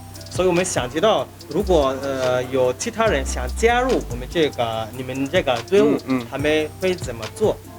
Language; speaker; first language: Chinese; non-native, fluent; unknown